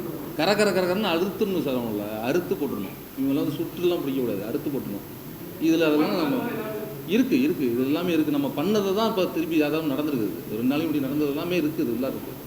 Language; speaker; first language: Tamil; native; Tamil